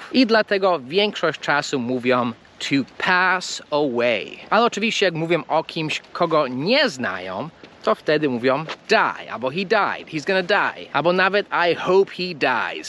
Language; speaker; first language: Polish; non-native, fluent; English